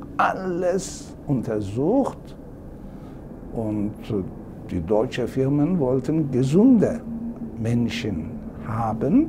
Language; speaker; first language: German; non-native, fluent; Turkish